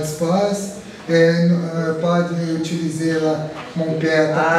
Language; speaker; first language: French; non-native, learner; Portuguese